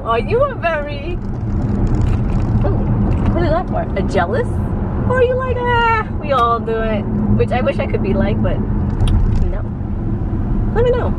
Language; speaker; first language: English; early bilingual, other home language; Spanish